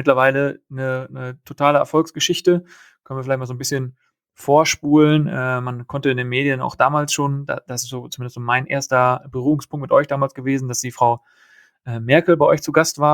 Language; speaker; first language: German; native; German